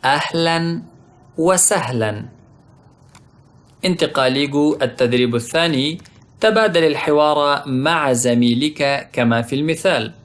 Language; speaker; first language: Arabic; non-native, fluent; Pashto